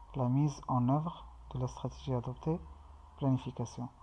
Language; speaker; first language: French; non-native, local second language; Arabic